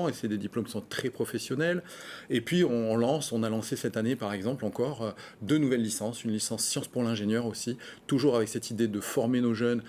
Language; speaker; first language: French; native; French